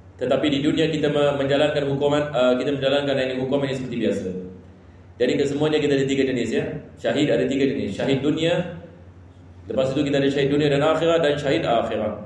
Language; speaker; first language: Malay; non-native, fluent; Arabic